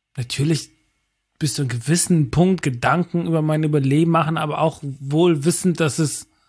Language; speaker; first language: German; non-native, fluent; Portuguese